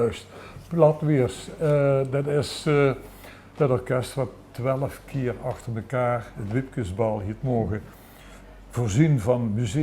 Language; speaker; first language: Dutch; native; Dutch